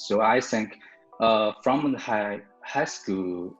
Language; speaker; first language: English; non-native, learner; Chinese